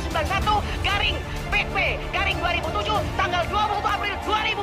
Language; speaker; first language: Indonesian; native; Indonesian